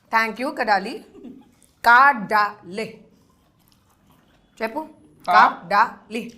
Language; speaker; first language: Telugu; non-native, local second language; Hindi